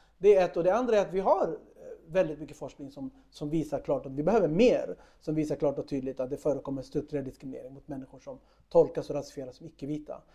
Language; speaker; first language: Swedish; early bilingual, other home language; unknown